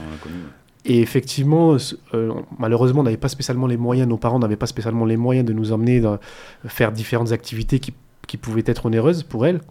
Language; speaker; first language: French; early bilingual, other home language; Arabic